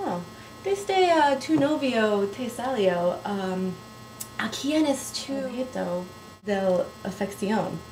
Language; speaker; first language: Spanish; non-native, learner; English